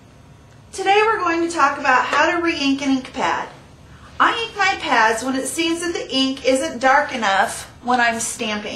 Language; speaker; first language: English; native; English